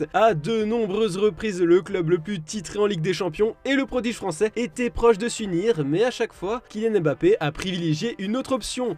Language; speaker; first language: French; native; French